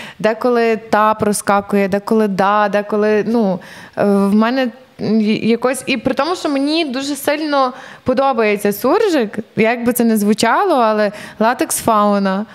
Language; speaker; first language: Ukrainian; native; Ukrainian